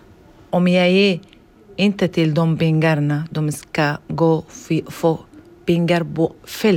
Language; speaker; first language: Swedish; non-native, learner; Arabic